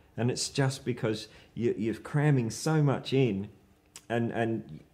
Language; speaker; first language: English; native; English